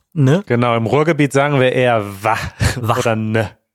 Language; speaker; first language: German; native; German